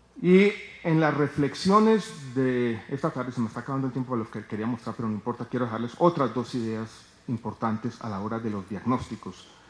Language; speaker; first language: Spanish; native; Spanish